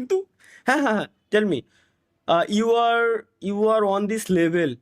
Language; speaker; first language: English; non-native, learner; Bangla